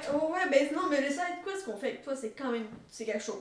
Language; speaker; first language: French; native; French